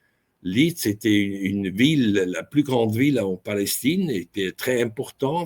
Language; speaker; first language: French; non-native, local second language; German